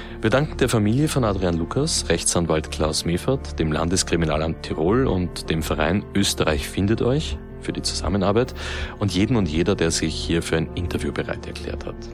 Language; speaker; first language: German; native; German